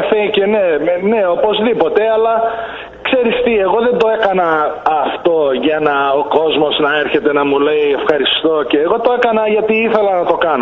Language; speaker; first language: Greek; early bilingual, heritage; Greek